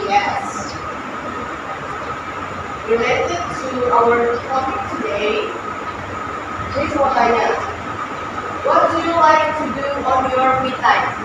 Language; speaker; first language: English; non-native, fluent; Indonesian